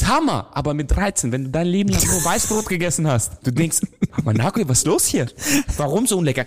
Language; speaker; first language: German; non-native, fluent; Romanian